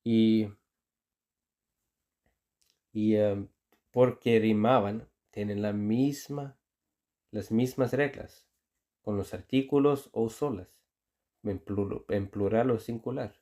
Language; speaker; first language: Spanish; non-native, fluent; Icelandic